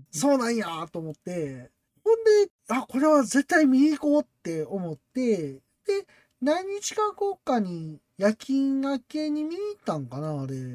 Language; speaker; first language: Japanese; native; Japanese